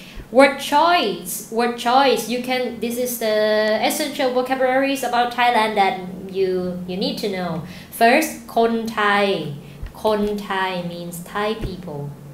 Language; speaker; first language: English; non-native, fluent; Thai